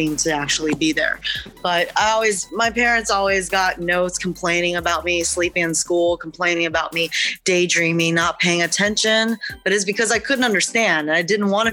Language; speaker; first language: English; early bilingual, other home language; Chinese